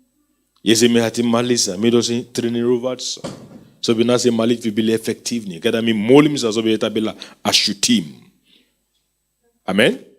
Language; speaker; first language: Russian; non-native, fluent; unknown